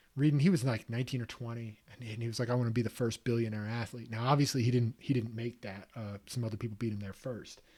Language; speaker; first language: English; native; English